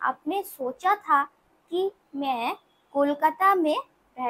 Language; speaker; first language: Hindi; non-native, local second language; Bangla